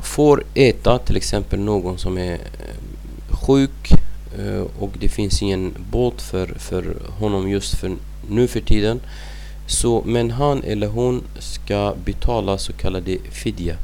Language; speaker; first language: Swedish; non-native, fluent; Arabic